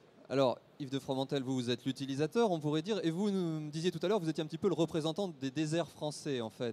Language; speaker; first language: French; native; French